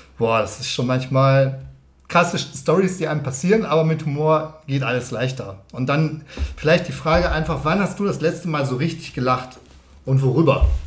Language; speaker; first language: German; native; German